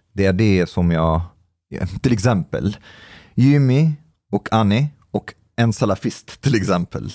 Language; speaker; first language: Swedish; non-native, fluent; Arabic